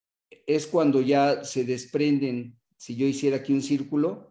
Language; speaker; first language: Spanish; native; Spanish